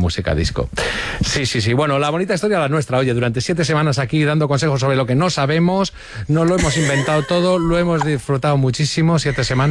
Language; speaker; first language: Spanish; native; Spanish